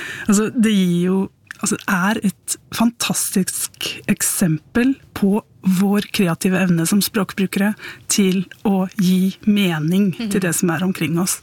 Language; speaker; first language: Norwegian; native; Norwegian